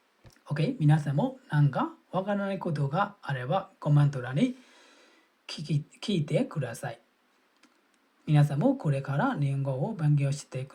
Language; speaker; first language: Japanese; non-native, learner; Burmese